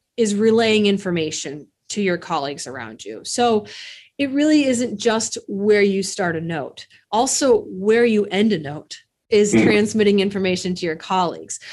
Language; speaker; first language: English; native; English